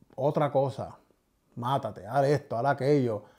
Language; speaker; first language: Spanish; early bilingual, heritage; Spanish